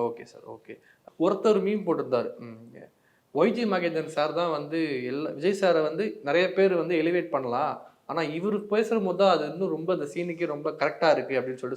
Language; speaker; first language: Tamil; native; Tamil